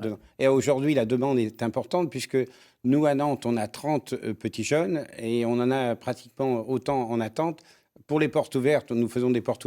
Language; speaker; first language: French; native; French